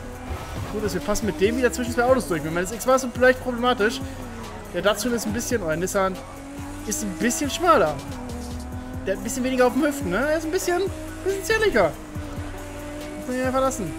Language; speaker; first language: German; native; German